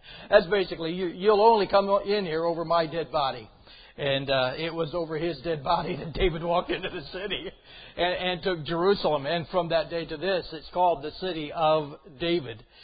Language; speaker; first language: English; native; English